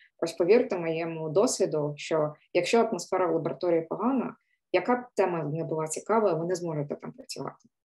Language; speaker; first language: Ukrainian; native; Ukrainian